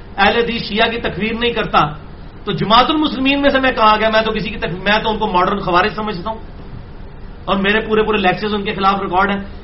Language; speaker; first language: Urdu; non-native, local second language; Punjabi